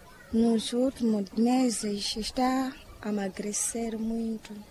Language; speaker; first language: Portuguese; non-native, local second language; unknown